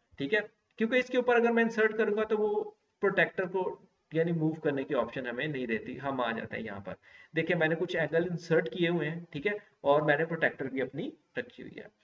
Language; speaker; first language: Urdu; non-native, local second language; Punjabi